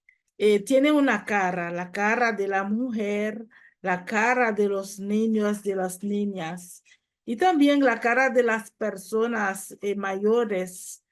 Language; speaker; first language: Spanish; non-native, fluent; Haitian Creole